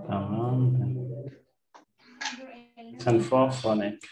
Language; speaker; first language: Turkish; non-native, learner; French